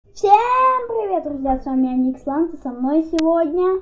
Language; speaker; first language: Russian; native; Russian